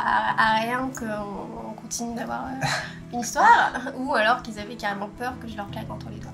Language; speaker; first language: French; native; French